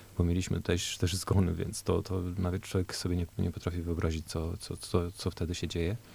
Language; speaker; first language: Polish; early bilingual, heritage; Polish